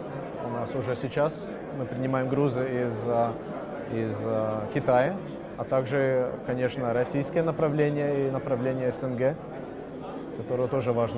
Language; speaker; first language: Russian; non-native, local second language; Latvian